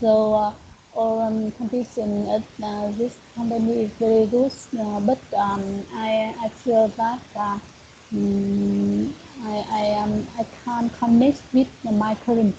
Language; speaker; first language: English; non-native, learner; Vietnamese